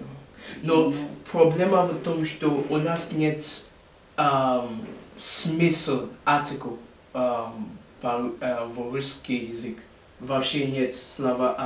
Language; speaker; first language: Russian; non-native, learner; English